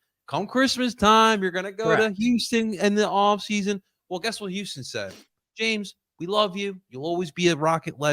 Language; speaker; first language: English; native; English